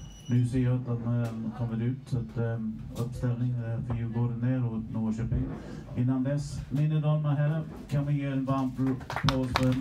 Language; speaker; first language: Swedish; non-native, learner; English